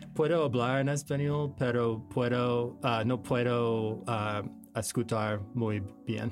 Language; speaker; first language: Spanish; non-native, learner; English